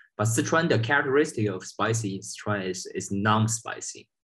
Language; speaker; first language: English; non-native, fluent; Chinese